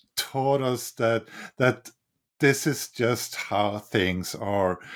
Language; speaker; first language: English; non-native, fluent; Swedish